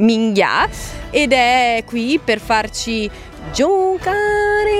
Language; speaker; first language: Italian; native; Italian